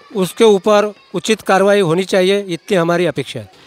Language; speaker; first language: Hindi; non-native, local second language; Marathi